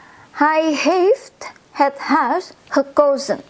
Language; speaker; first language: Dutch; non-native, fluent; Indonesian